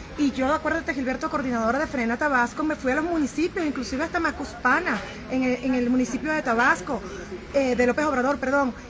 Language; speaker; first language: Spanish; native; Spanish